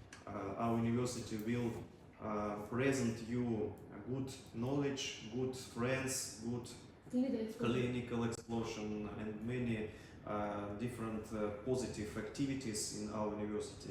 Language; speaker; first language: English; non-native, learner; Russian